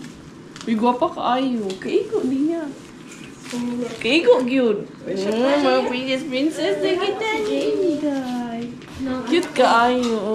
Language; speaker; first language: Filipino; non-native, local second language; Cebuano